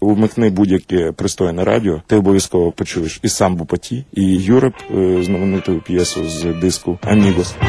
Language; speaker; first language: Ukrainian; native; Ukrainian